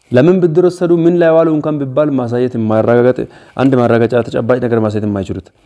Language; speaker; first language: Amharic; non-native, local second language; Hadiyya